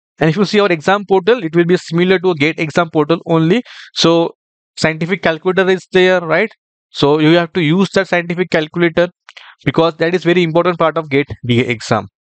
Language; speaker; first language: English; non-native, local second language; Marathi